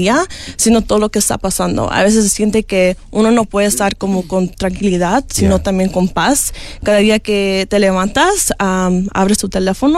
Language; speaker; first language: Spanish; early bilingual, heritage; Spanish